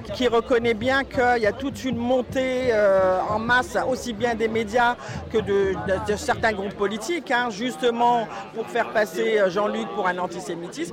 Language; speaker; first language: French; native; French